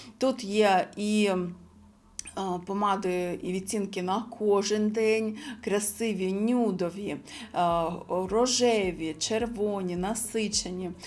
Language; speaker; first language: Ukrainian; non-native, local second language; Russian